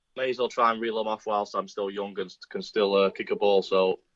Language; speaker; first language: English; native; English